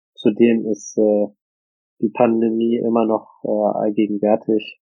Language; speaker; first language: German; native; German